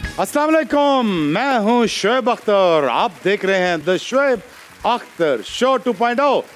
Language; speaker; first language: Urdu; non-native, local second language; Punjabi